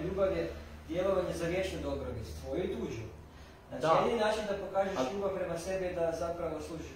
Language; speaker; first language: Croatian; native; Croatian